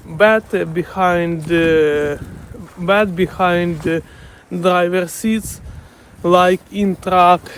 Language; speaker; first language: English; non-native, learner; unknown